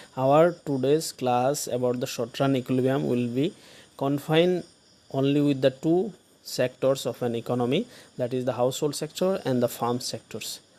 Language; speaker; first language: English; non-native, local second language; Assamese